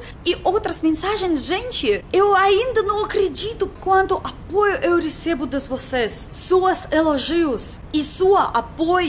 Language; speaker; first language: Portuguese; non-native, learner; Russian